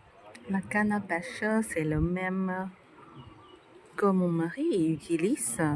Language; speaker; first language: French; non-native, fluent; Thai